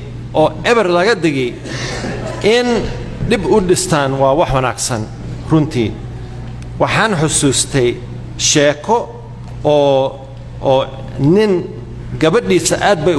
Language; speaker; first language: Somali; non-native, fluent; English